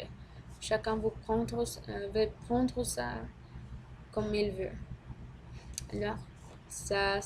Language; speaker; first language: French; non-native, learner; Spanish